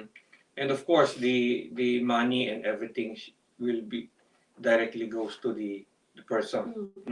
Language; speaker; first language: English; non-native, local second language; Filipino